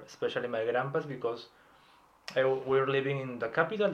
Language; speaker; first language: English; non-native, fluent; Spanish